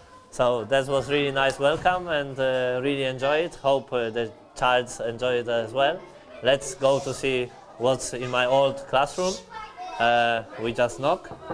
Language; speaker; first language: English; non-native, fluent; Polish